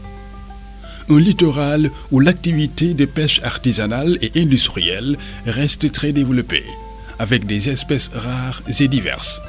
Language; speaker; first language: French; non-native, local second language; Wolof